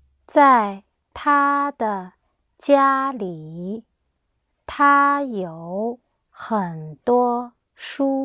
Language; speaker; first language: Chinese; non-native, learner; English